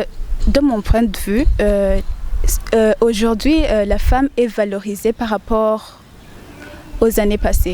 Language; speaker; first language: French; non-native, local second language; Rundi